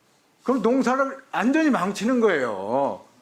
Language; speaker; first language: Korean; native; Korean